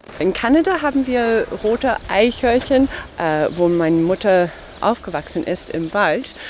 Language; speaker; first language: German; non-native, fluent; English